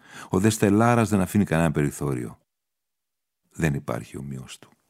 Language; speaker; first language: Greek; native; Greek